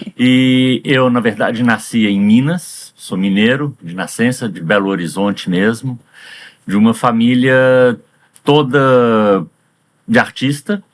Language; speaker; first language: Portuguese; early bilingual, heritage; Portuguese